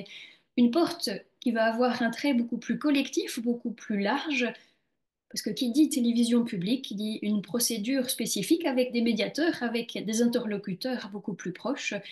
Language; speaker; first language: French; native; French